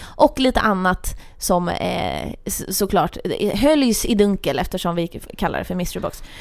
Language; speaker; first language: Swedish; native; Swedish